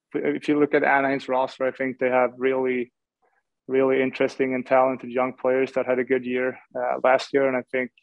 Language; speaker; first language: English; non-native, fluent; Swedish